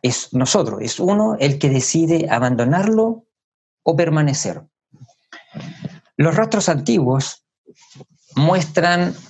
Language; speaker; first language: Spanish; native; Spanish